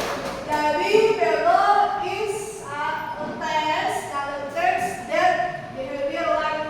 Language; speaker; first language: English; non-native, fluent; Indonesian